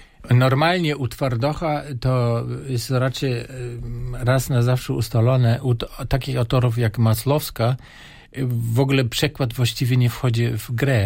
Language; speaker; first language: Polish; non-native, fluent; German